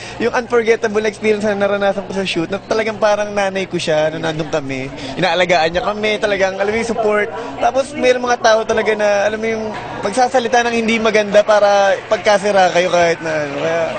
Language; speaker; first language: Filipino; native; Filipino